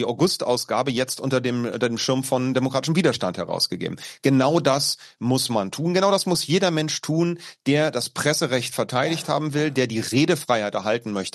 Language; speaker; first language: German; native; German